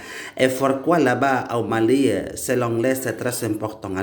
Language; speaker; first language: French; non-native, learner; Indonesian